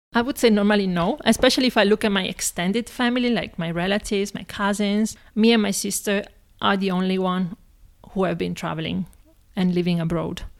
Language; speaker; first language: English; non-native, fluent; Italian